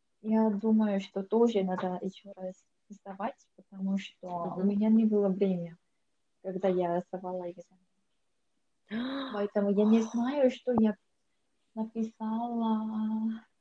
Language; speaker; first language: Russian; non-native, learner; Korean